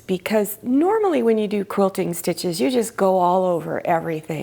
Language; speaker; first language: English; native; English